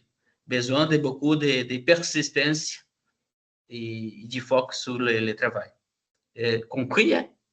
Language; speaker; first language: French; non-native, learner; Portuguese